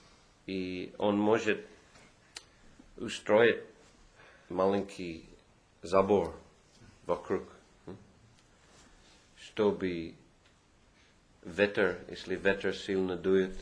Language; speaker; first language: Russian; non-native, fluent; English